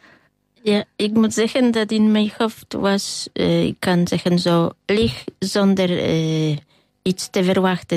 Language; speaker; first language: Dutch; non-native, learner; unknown